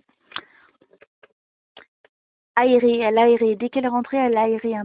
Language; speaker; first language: French; native; French